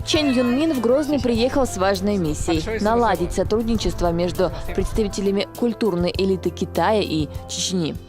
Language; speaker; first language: Russian; native; Russian